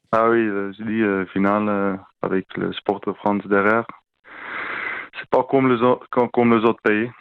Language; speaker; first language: French; non-native, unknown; Afrikaans